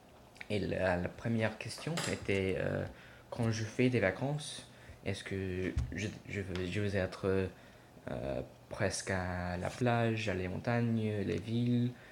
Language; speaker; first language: French; non-native, learner; English